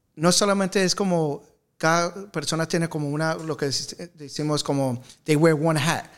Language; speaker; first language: Spanish; early bilingual, heritage; Spanish